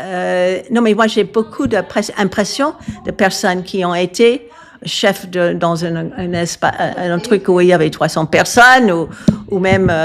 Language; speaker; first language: French; non-native, fluent; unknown